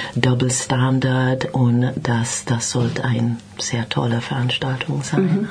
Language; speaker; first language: German; non-native, learner; English